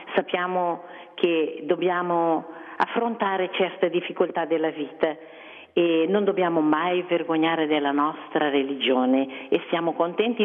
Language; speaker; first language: Italian; non-native, fluent; Kabuverdianu